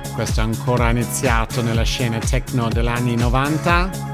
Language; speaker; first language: Italian; non-native, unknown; English